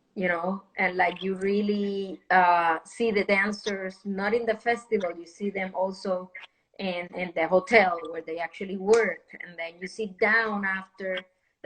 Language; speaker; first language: English; non-native, fluent; Spanish